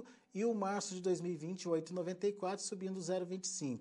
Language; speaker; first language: Portuguese; native; Portuguese